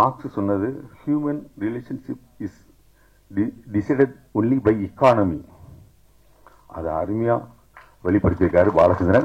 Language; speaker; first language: Tamil; native; Tamil